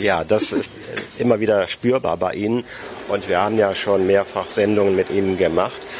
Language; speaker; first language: German; native; German